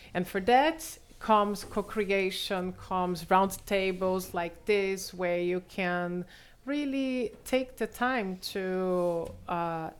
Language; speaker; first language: English; non-native, fluent; Portuguese